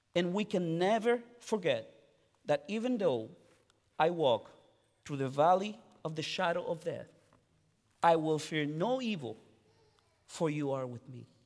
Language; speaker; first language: English; non-native, fluent; Spanish